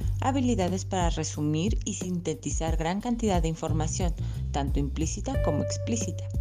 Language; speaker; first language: Spanish; native; Spanish